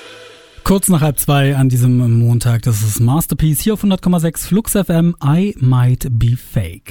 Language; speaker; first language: German; native; German